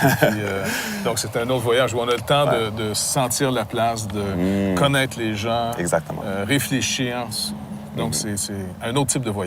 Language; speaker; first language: French; native; French